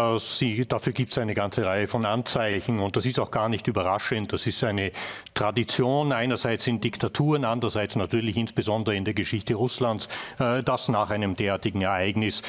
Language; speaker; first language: German; native; German